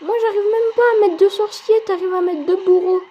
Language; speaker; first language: French; native; French